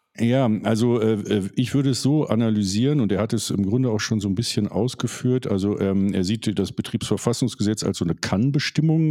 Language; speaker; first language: German; native; German